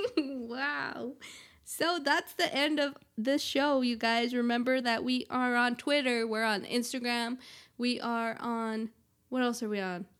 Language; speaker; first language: English; native; English